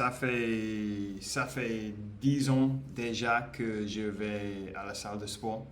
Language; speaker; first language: French; non-native, learner; English